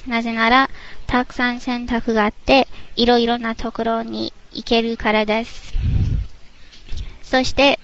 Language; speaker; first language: Japanese; non-native, learner; English